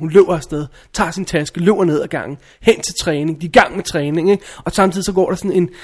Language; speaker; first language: Danish; native; Danish